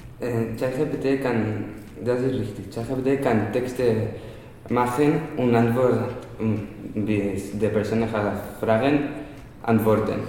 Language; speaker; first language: German; non-native, learner; Spanish